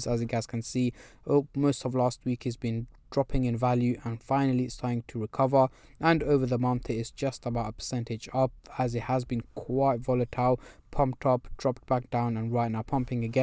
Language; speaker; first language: English; native; English